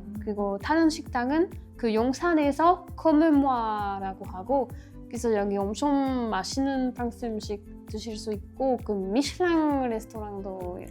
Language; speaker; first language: Korean; non-native, learner; French